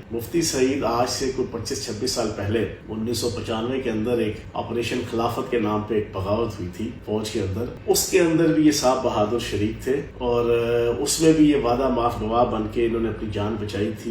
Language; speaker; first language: Urdu; native; Urdu